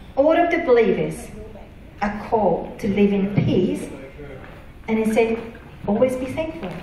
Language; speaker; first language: English; non-native, fluent; Japanese